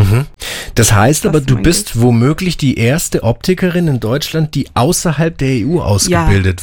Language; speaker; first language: German; native; German